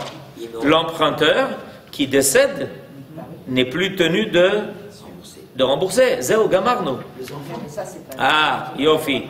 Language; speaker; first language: French; native; French